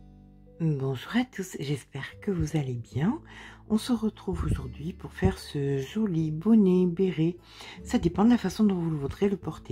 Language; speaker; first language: French; native; French